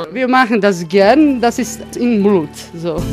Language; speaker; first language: German; early bilingual, other home language; Croatian